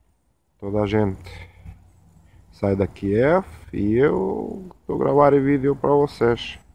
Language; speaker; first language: Portuguese; non-native, learner; Ukrainian